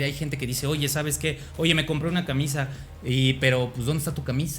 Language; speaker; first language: Spanish; native; Spanish